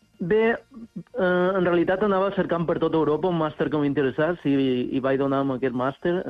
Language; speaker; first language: Catalan; native; Catalan